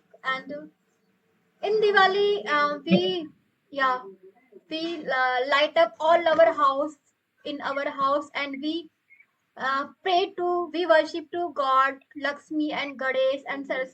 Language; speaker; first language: English; non-native, local second language; Hindi